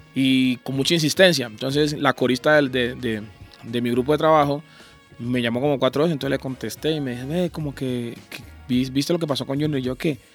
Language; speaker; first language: Spanish; native; Spanish